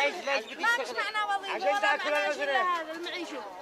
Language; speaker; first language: Arabic; native; Arabic